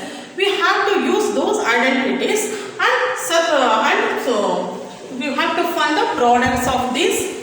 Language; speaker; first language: English; non-native, local second language; Kannada